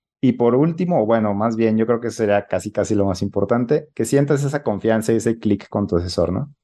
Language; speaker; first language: Spanish; native; Spanish